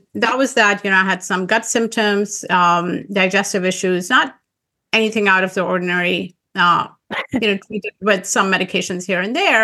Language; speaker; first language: English; non-native, local second language; Urdu